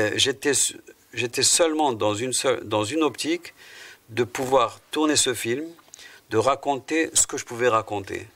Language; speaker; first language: French; non-native, local second language; Arabic